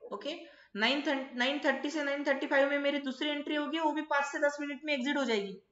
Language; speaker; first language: Hindi; non-native, local second language; Marathi